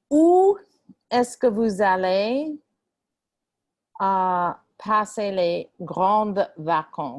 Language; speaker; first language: French; non-native, fluent; English